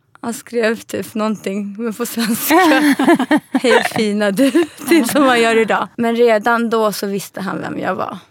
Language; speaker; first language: Swedish; early bilingual, other home language; Arabic